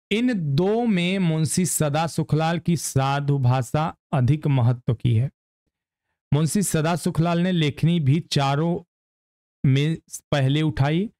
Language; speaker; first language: Hindi; native; Hindi